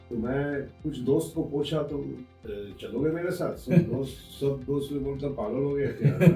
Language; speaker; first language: Hindi; non-native, local second language; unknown